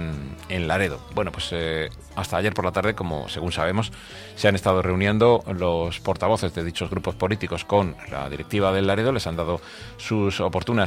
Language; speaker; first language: Spanish; native; Spanish